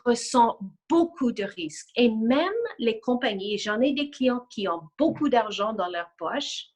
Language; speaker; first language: French; non-native, fluent; English